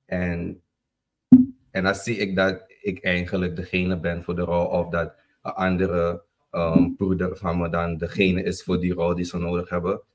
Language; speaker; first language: Dutch; native; Dutch